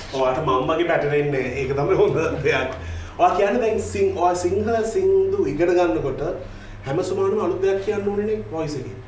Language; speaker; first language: Sinhala; non-native, local second language; Tamil